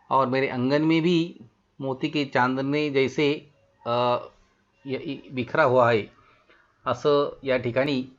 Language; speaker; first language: Hindi; non-native, local second language; Marathi